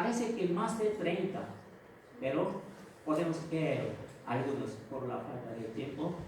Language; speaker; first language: Spanish; non-native, fluent; Korean